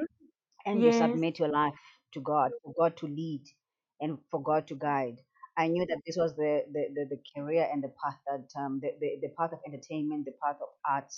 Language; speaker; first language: English; non-native, local second language; Xhosa